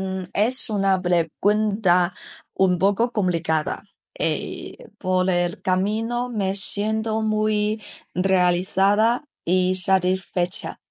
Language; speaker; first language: Spanish; non-native, fluent; Chinese